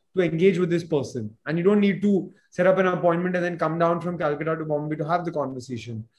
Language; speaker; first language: English; non-native, local second language; Hindi